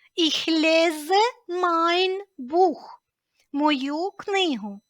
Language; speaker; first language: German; non-native, fluent; Ukrainian